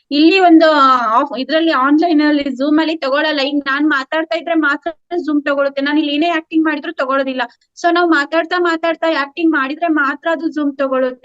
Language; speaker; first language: Kannada; native; Kannada